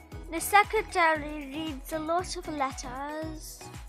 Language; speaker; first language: English; native; English